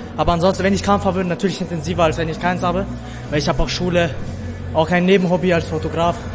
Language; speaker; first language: German; non-native, fluent; Persian